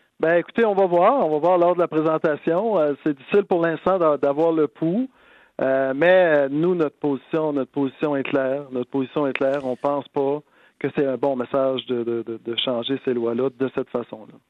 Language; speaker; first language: French; native; French